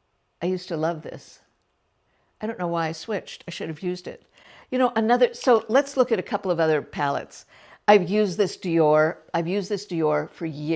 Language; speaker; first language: English; native; English